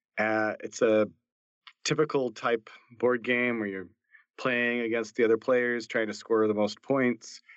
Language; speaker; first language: English; native; English